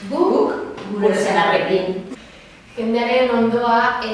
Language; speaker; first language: Basque; non-native, learner; Spanish